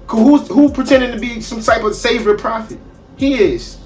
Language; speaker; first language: English; native; English